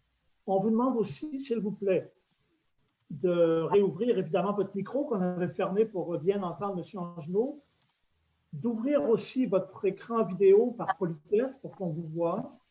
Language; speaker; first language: French; native; French